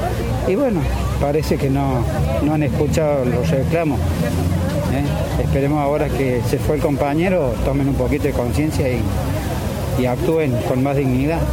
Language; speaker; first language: Spanish; native; Spanish